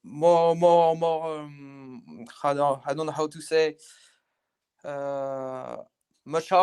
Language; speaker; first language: English; non-native, learner; French